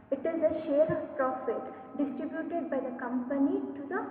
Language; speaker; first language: English; non-native, local second language; Kannada